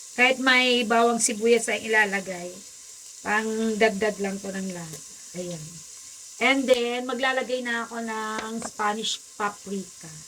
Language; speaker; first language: Filipino; native; Filipino